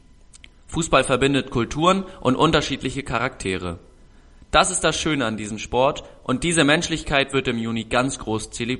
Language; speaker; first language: German; native; German